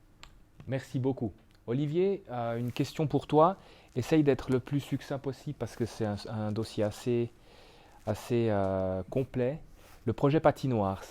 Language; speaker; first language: French; native; French